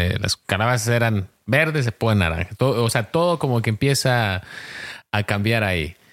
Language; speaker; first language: Spanish; early bilingual, heritage; Spanish